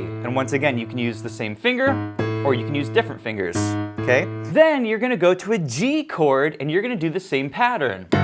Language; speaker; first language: English; native; English